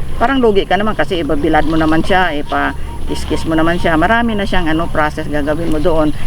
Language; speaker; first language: Filipino; non-native, local second language; Hiligaynon